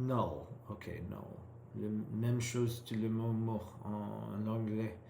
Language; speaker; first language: French; non-native, learner; English